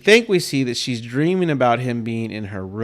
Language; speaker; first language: English; native; English